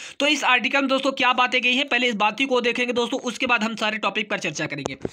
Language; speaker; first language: Hindi; native; Hindi